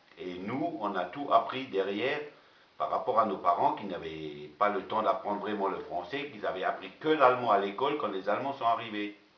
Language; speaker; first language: French; non-native, local second language; German